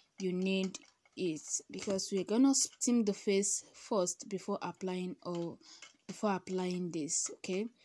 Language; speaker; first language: English; non-native, local second language; Igbo